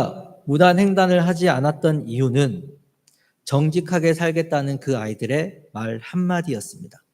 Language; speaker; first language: Korean; native; Korean